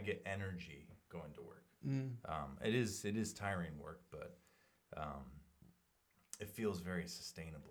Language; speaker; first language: English; native; English